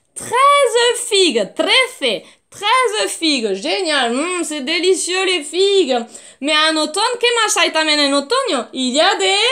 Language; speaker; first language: French; native; French